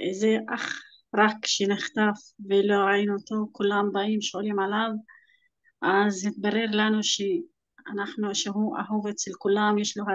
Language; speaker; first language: Hebrew; non-native, local second language; Arabic